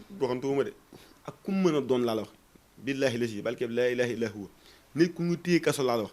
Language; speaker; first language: Wolof; non-native, local second language; Fula